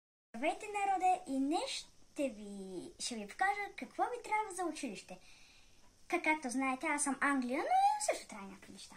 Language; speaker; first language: Bulgarian; early bilingual, heritage; Bulgarian